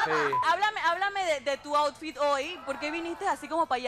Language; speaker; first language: Spanish; native; Spanish